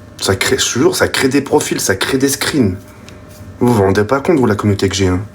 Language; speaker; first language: French; early bilingual, other home language; Arabic